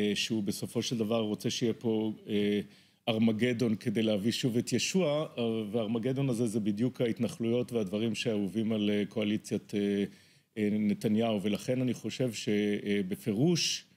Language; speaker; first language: Hebrew; native; Hebrew